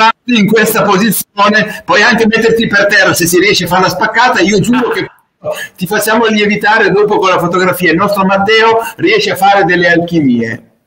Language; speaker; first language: Italian; native; Italian